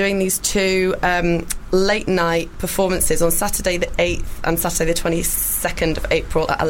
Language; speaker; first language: English; native; English